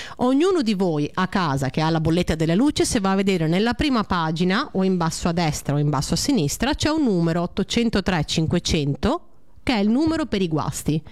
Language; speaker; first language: Italian; native; Italian